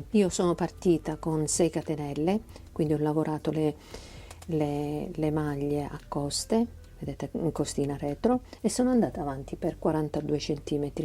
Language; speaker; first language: Italian; native; Italian